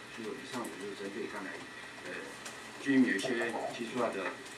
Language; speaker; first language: Chinese; native; Chinese